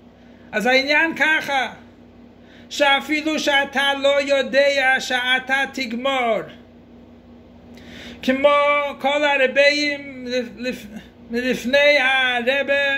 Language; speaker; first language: Hebrew; non-native, fluent; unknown